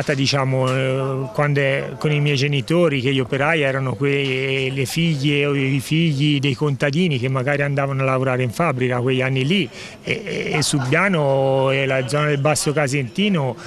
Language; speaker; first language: Italian; native; Italian